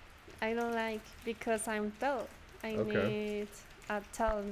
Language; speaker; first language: English; non-native, learner; Spanish